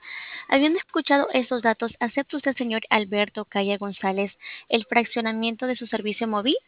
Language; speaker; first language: Spanish; native; Spanish